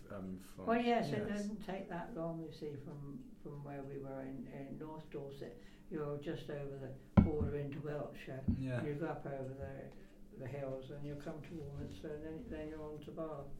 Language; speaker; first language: English; native; English